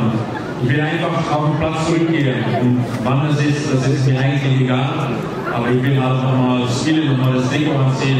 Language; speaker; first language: German; non-native, fluent; Dutch